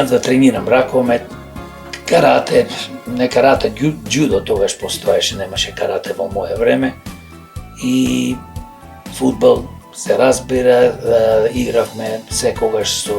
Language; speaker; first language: Macedonian; native; Macedonian